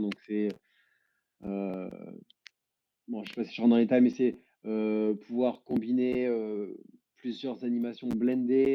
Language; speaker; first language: French; native; French